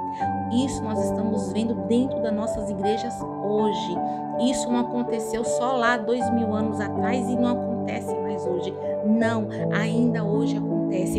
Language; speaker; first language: Portuguese; native; Portuguese